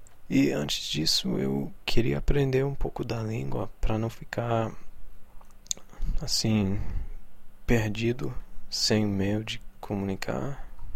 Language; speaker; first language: Portuguese; non-native, fluent; English